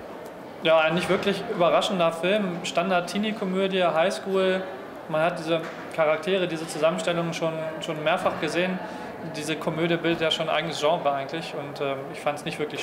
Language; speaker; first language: German; native; German